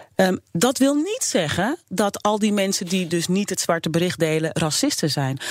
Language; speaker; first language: Dutch; native; Dutch